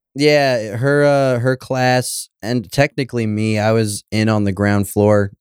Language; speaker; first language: English; native; English